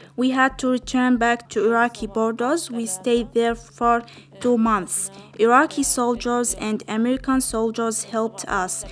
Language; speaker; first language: English; non-native, fluent; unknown